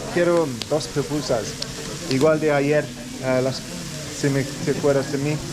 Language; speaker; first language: Spanish; non-native, learner; English